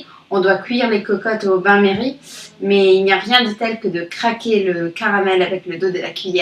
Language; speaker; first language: French; non-native, learner; Italian